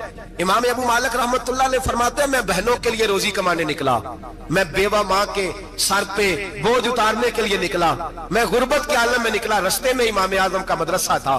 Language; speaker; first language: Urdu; non-native, local second language; Punjabi